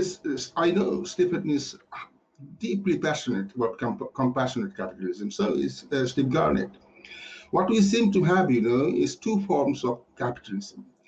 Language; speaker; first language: English; non-native, local second language; Bangla